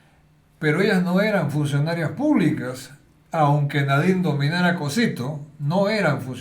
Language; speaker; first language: Spanish; native; Spanish